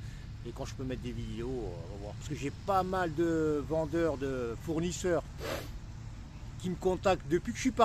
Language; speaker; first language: French; non-native, local second language; Arabic